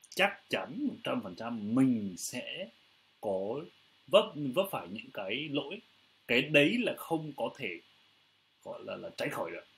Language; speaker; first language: Vietnamese; native; Vietnamese